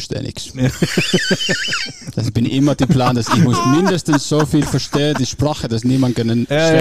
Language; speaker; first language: German; non-native, fluent; Finnish